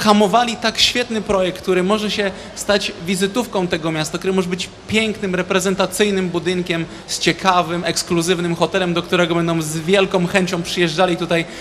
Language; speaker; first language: Polish; native; Polish